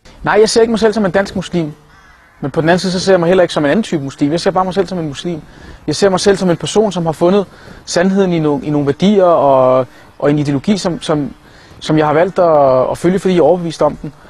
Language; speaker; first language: Danish; native; Danish